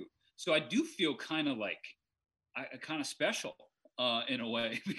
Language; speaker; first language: English; native; English